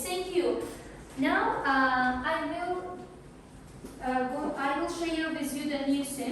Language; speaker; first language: English; non-native, fluent; Uzbek